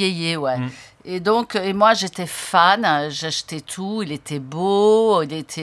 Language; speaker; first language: French; non-native, fluent; Portuguese